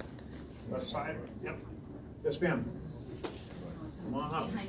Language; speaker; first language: English; native; English